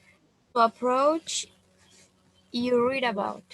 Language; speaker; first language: English; non-native, learner; Spanish